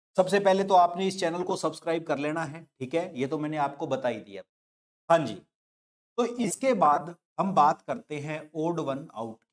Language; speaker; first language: Hindi; non-native, local second language; Punjabi